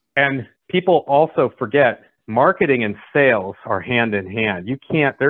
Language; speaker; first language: English; native; English